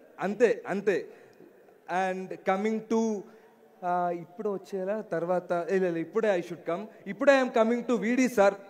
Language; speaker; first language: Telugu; non-native, learner; Malayalam